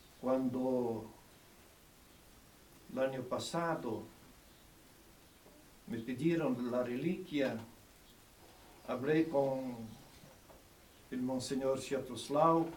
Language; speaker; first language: Spanish; non-native, fluent; Portuguese